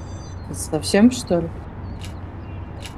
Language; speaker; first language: Russian; native; Russian